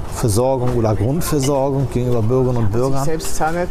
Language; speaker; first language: German; early bilingual, other home language; Turkish